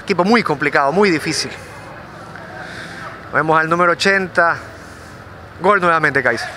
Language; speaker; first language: Spanish; native; Spanish